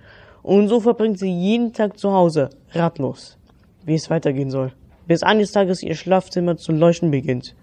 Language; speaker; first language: German; native; German